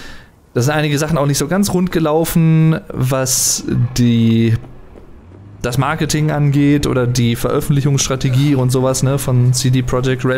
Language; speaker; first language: German; native; German